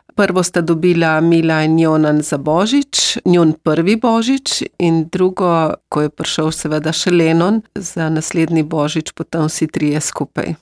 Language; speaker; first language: Slovenian; native; Slovenian